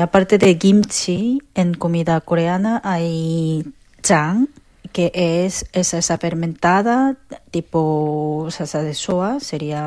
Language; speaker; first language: Spanish; non-native, fluent; Korean